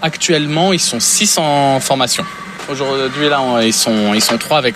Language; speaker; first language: French; native; French